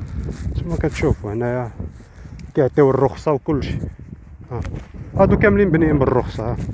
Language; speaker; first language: Arabic; native; Arabic